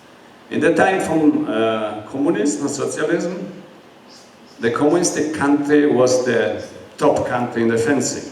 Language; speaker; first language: English; non-native, learner; Polish